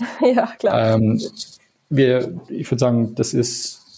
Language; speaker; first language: German; non-native, fluent; English